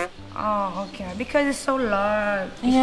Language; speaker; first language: English; non-native, learner; Indonesian